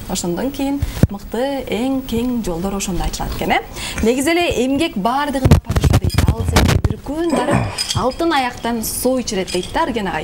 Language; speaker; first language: Kyrgyz; native; Kyrgyz